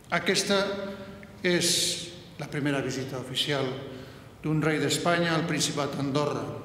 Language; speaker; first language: Catalan; non-native, local second language; Spanish